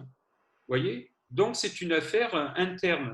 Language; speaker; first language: French; native; French